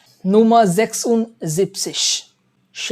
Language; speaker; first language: German; non-native, fluent; Bangla